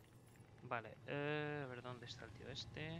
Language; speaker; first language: Spanish; native; Spanish